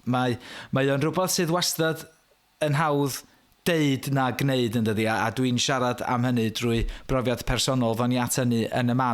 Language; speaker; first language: Welsh; native; Welsh